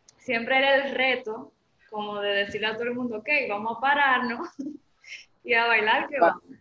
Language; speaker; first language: Spanish; early bilingual, other home language; French